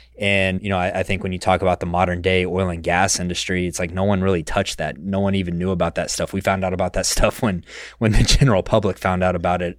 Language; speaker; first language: English; native; English